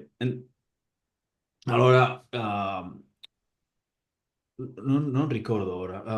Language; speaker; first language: Italian; non-native, learner; Spanish